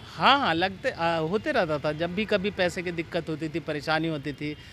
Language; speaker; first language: Hindi; native; Hindi